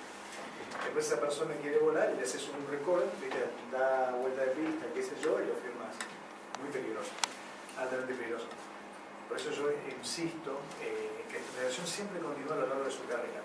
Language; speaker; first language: Spanish; native; Spanish